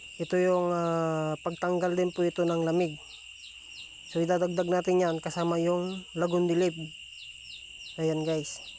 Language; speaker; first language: Filipino; non-native, local second language; Iloko